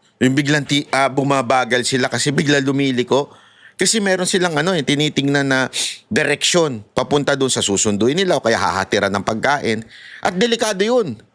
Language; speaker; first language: Filipino; native; Filipino